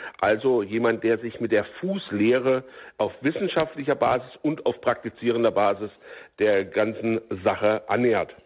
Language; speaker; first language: German; native; German